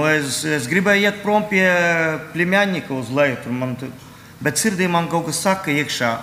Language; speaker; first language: Latvian; non-native, local second language; Russian